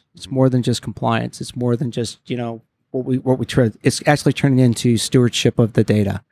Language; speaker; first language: English; native; English